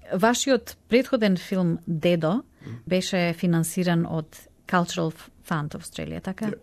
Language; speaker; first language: Macedonian; native; Macedonian